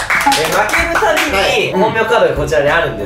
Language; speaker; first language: Japanese; native; Japanese